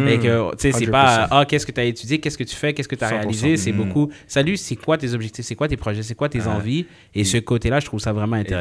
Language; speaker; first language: French; native; French